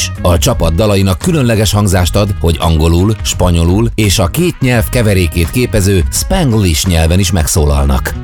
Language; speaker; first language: Hungarian; native; Hungarian